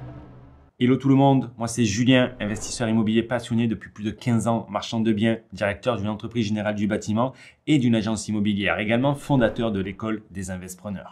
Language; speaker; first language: French; native; French